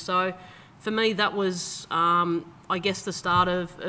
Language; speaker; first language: English; native; English